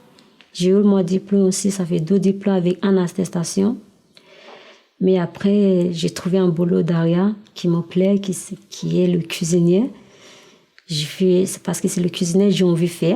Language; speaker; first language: French; non-native, learner; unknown